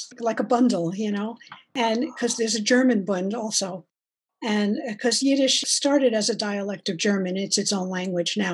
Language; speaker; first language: English; native; English